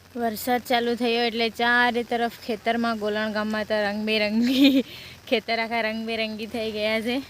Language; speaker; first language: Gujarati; native; Gujarati